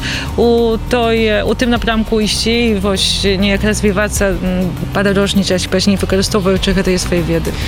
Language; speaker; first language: Polish; non-native, learner; Belarusian